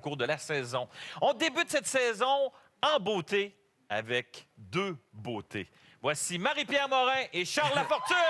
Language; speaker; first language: French; native; French